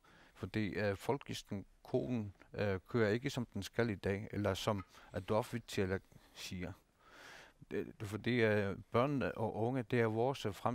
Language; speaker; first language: Danish; non-native, local second language; Kalaallisut